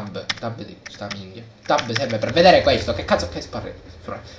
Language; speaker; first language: Italian; native; Italian